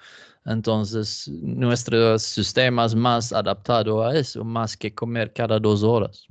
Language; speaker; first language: Spanish; non-native, fluent; Swedish